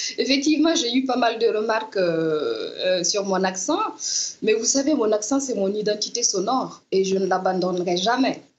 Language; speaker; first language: French; non-native, local second language; Mossi